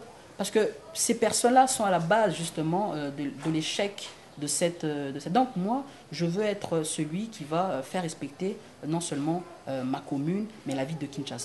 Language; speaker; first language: French; non-native, local second language; Lingala